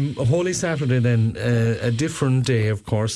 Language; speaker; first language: English; native; English